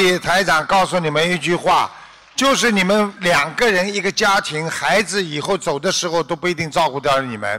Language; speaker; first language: Chinese; native; Chinese